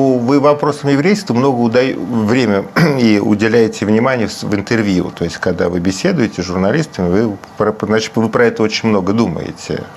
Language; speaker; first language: Russian; native; Russian